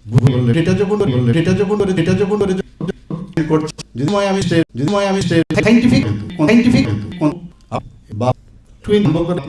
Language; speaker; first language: Bangla; native; Bangla